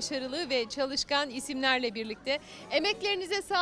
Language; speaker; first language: Turkish; native; Turkish